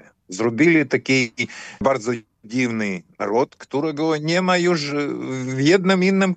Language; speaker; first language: Polish; non-native, fluent; Ukrainian